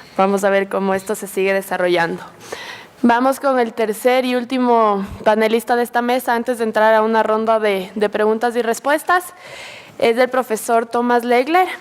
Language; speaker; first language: Spanish; native; Spanish